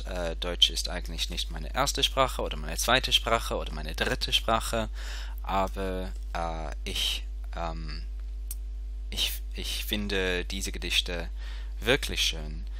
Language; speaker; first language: German; non-native, fluent; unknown